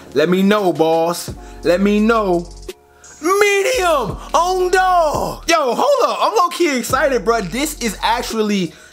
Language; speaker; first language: English; native; English